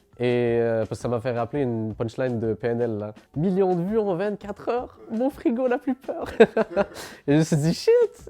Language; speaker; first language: French; early bilingual, other home language; Arabic